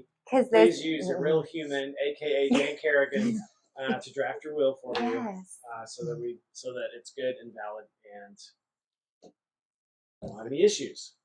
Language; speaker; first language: English; native; English